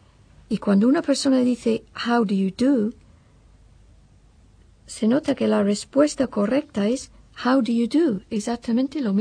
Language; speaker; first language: Spanish; non-native, fluent; English